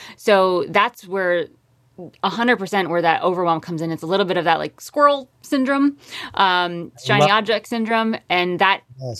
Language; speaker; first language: English; native; English